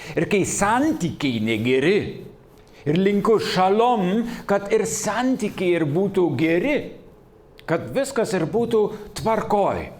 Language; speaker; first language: Lithuanian; non-native, fluent; German